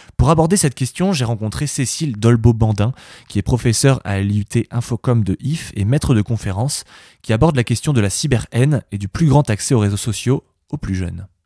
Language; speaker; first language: French; native; French